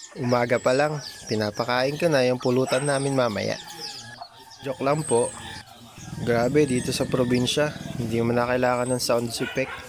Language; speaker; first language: Filipino; native; Filipino